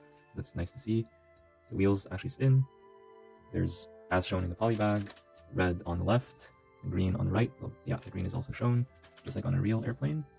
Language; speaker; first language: English; native; English